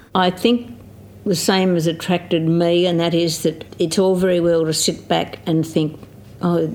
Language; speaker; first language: English; native; English